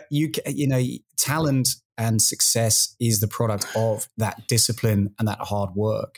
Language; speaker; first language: English; native; English